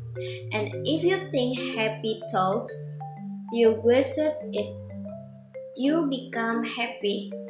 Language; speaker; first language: English; non-native, fluent; Indonesian